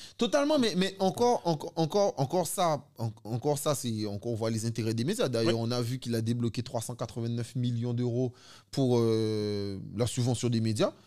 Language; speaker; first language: French; native; French